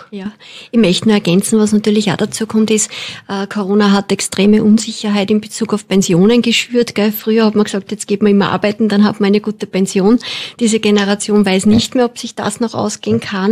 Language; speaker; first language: German; native; German